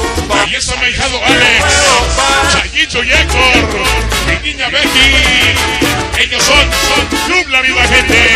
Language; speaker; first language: Spanish; native; Spanish